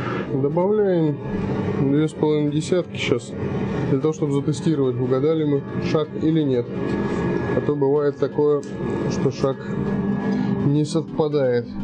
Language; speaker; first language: Russian; native; Russian